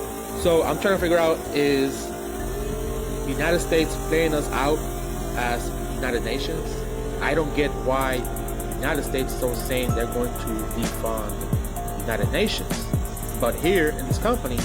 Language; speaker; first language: English; native; English